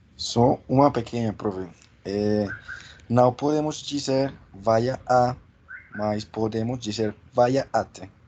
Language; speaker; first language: Portuguese; non-native, learner; Spanish